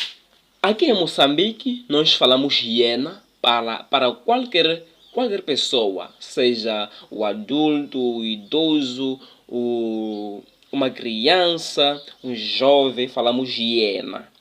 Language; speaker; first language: Portuguese; non-native, local second language; Tsonga